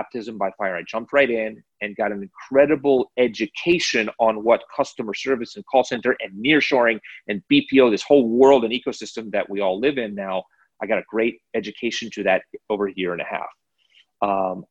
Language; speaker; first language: English; native; English